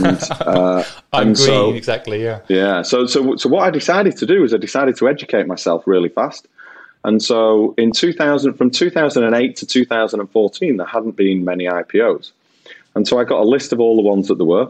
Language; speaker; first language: English; native; English